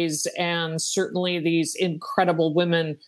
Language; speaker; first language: English; native; English